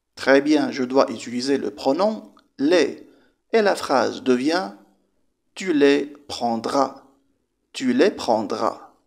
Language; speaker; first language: French; non-native, local second language; Arabic